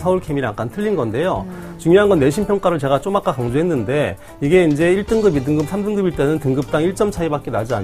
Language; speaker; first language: Korean; native; Korean